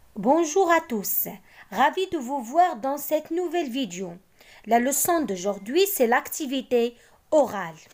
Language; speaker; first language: French; non-native, local second language; Arabic